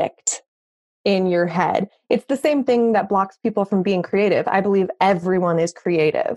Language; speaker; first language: English; native; English